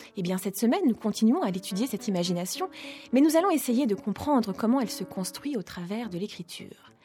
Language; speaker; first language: French; native; French